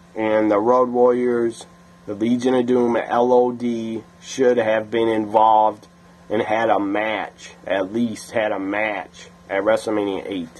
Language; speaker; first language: English; native; English